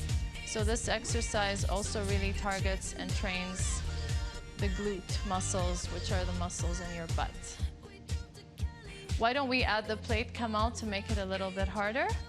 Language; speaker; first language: English; non-native, local second language; Arabic